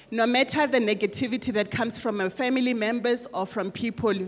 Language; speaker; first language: English; non-native, local second language; Northern Sotho